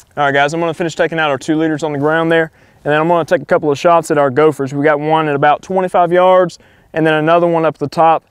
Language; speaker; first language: English; native; English